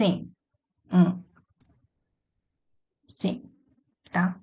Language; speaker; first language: Portuguese; non-native, learner; Chinese